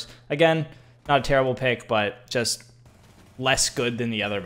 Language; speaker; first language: English; native; English